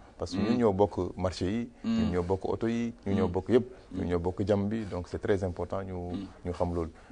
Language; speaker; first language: Wolof; non-native, local second language; Fula